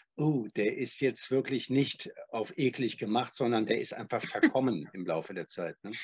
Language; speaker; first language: German; native; German